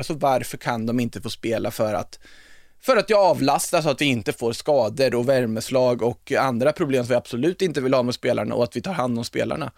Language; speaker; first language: Swedish; native; Swedish